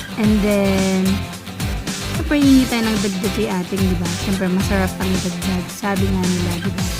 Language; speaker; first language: Filipino; non-native, local second language; Pampanga